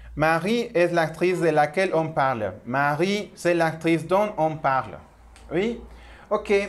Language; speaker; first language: French; non-native, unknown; Spanish